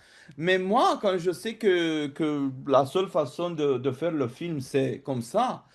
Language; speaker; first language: French; non-native, fluent; Romanian